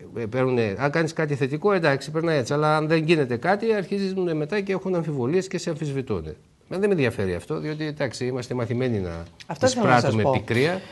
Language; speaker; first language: Greek; native; Greek